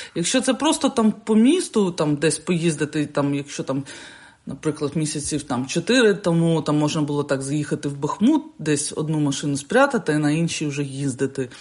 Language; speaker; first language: Ukrainian; native; Ukrainian